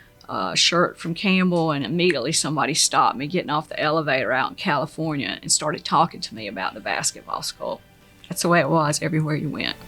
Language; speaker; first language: English; native; English